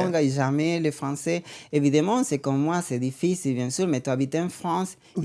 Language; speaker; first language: French; non-native, learner; Spanish